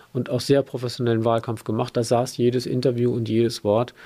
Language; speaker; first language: German; native; German